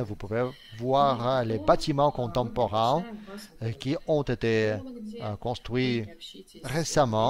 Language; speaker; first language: French; non-native, fluent; Russian